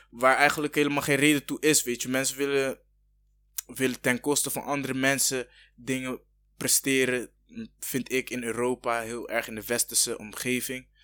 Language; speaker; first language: Dutch; early bilingual, other home language; Kinyarwanda